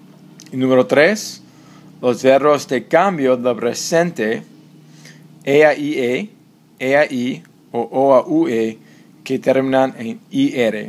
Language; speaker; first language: Spanish; non-native, fluent; English